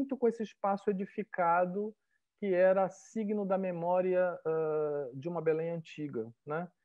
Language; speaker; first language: Portuguese; native; Portuguese